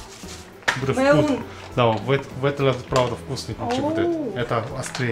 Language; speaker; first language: Russian; non-native, fluent; Korean